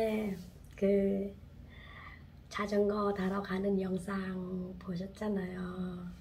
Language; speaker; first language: Korean; non-native, fluent; Khmer